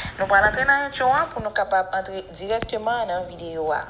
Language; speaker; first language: Haitian Creole; native; Haitian Creole